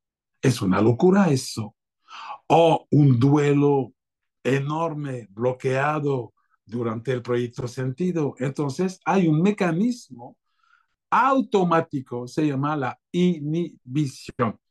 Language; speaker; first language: Spanish; non-native, fluent; French